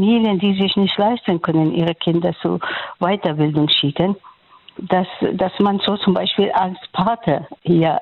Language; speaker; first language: German; non-native, local second language; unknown